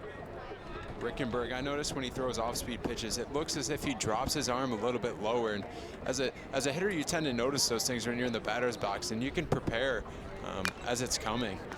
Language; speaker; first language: English; native; English